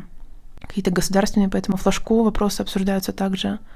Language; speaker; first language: Russian; native; Russian